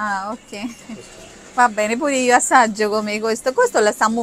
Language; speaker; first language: Italian; non-native, learner; Malayalam